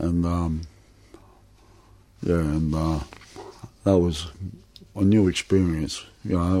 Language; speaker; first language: English; native; English